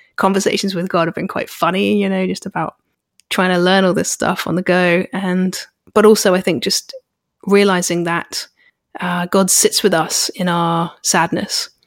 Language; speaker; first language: English; native; English